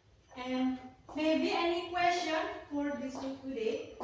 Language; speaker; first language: English; non-native, learner; Indonesian